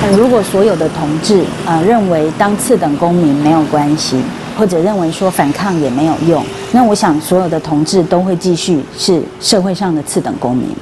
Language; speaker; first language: Chinese; native; Chinese